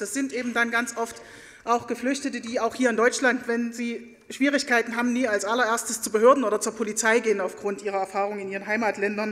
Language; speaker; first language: German; native; German